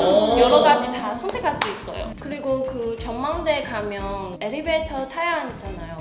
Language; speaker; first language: Korean; non-native, learner; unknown